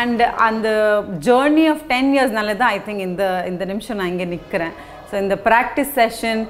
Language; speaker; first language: English; non-native, local second language; Assamese